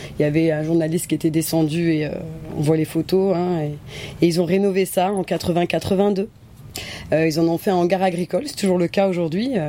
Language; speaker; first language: French; native; French